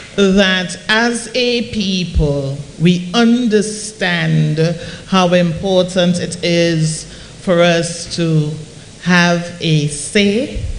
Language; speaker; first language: English; non-native, local second language; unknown